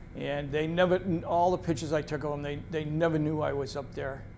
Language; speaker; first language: English; native; English